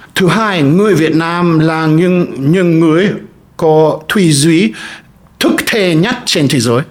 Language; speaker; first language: Vietnamese; non-native, fluent; German